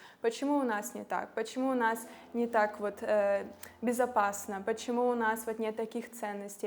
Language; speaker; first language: Russian; non-native, fluent; English